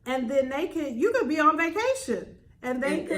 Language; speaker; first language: English; native; English